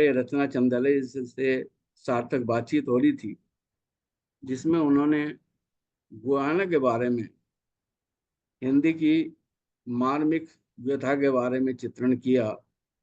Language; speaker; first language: Hindi; native; Hindi